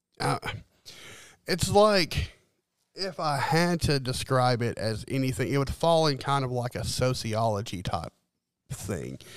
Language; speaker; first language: English; native; English